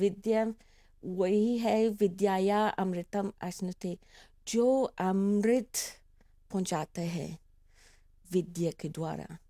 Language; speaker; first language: Hindi; non-native, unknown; English